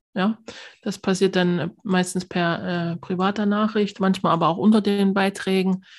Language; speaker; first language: German; native; German